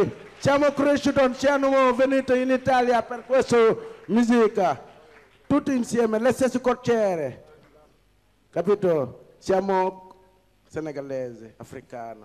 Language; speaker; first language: Italian; non-native, learner; Wolof